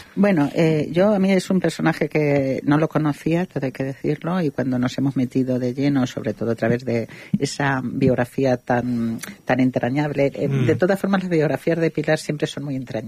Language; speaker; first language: Spanish; native; Spanish